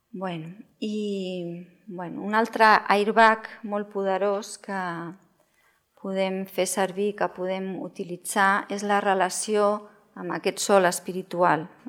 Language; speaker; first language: Catalan; non-native, local second language; Spanish